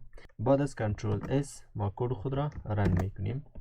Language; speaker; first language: Persian; native; Persian